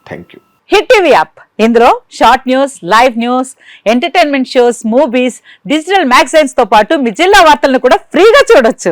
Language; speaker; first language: Telugu; native; Telugu